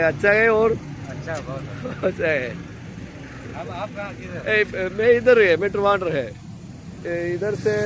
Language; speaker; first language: Hindi; non-native, learner; Malayalam